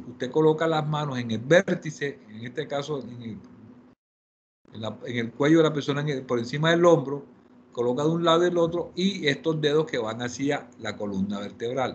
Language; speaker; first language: Spanish; native; Spanish